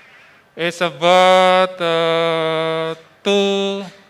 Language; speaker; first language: English; non-native, fluent; Indonesian